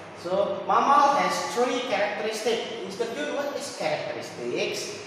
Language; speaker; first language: English; non-native, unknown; Indonesian